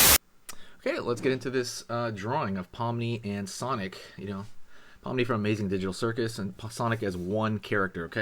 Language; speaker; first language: English; native; English